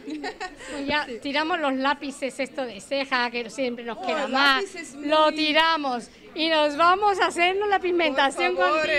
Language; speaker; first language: Spanish; native; Spanish